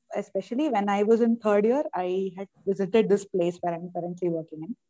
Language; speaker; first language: English; non-native, local second language; Malayalam